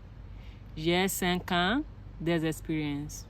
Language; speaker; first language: French; non-native, learner; Akan